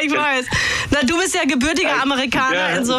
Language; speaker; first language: German; native; German